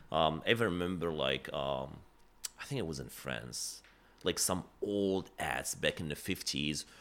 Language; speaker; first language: English; non-native, fluent; Arabic